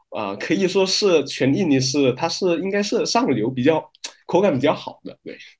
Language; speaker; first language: Chinese; non-native, fluent; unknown